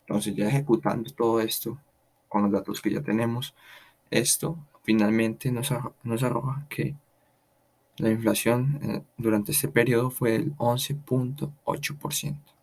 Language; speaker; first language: Spanish; native; Spanish